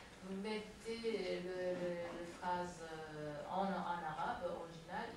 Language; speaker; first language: French; non-native, fluent; Japanese